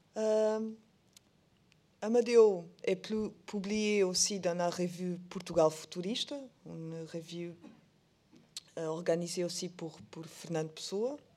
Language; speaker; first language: French; non-native, learner; Portuguese